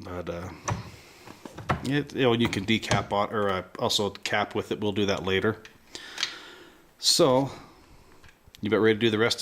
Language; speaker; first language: English; native; English